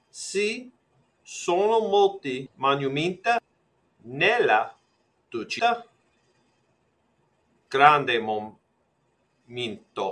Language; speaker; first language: Italian; non-native, learner; English